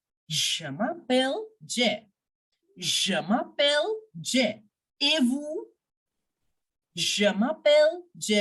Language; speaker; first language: French; non-native, fluent; Hindi